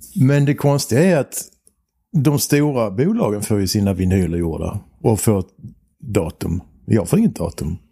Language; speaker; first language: Swedish; native; Swedish